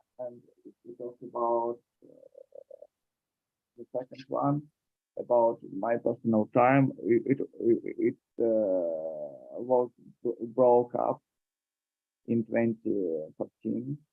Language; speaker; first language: English; non-native, learner; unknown